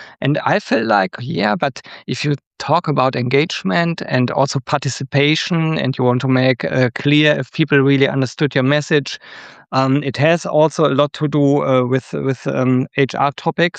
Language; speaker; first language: English; non-native, fluent; German